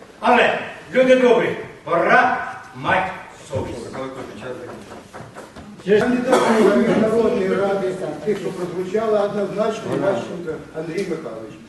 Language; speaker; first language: Ukrainian; native; Ukrainian